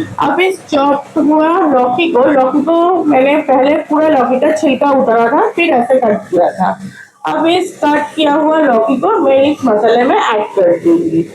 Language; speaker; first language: Hindi; non-native, local second language; Bangla